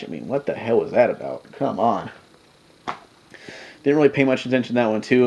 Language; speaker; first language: English; native; English